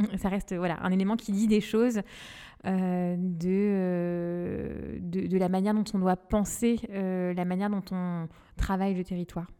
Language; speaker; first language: French; non-native, local second language; Malagasy